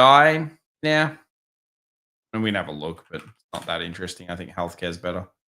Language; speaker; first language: English; native; English